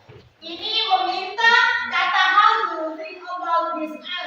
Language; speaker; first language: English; non-native, learner; Indonesian